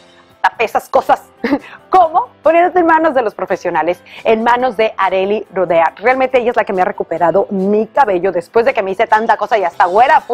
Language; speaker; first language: Spanish; native; Spanish